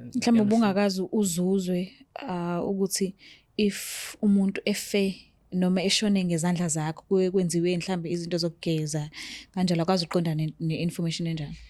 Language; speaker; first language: Zulu; native; Zulu